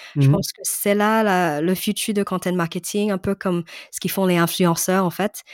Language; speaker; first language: French; early bilingual, other home language; Cantonese